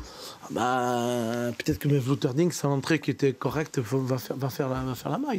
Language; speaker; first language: French; native; French